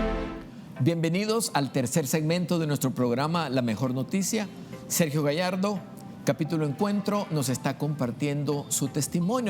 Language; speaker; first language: Spanish; native; Spanish